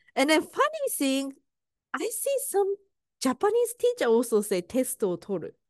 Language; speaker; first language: English; non-native, fluent; Japanese